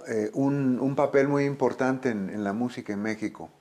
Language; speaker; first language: Spanish; native; Spanish